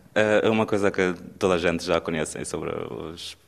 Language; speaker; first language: Portuguese; non-native, fluent; Romanian